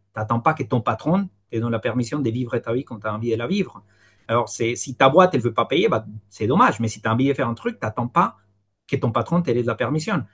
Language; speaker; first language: French; non-native, fluent; Spanish